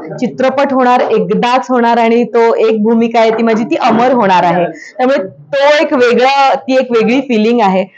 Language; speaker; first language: Marathi; native; Marathi